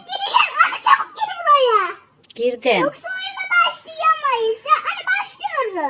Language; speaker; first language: Turkish; native; Turkish